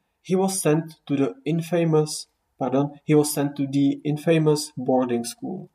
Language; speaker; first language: English; non-native, fluent; Czech